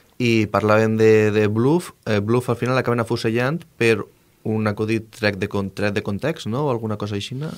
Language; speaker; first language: Catalan; native; Catalan